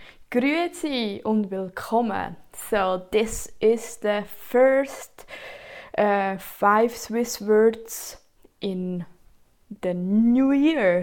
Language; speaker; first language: English; non-native, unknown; German